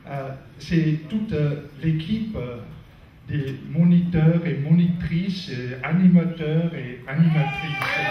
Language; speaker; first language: French; non-native, fluent; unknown